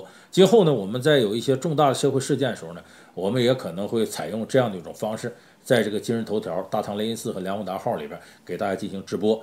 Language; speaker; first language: Chinese; native; Chinese